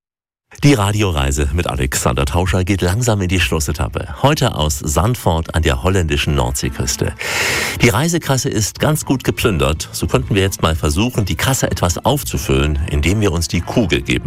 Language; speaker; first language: German; native; German